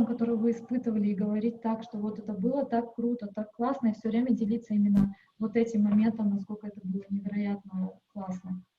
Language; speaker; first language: Russian; native; Russian